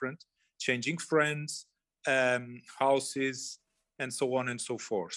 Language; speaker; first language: English; non-native, fluent; Portuguese